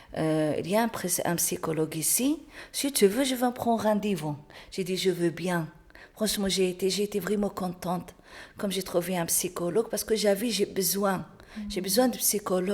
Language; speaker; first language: French; non-native, learner; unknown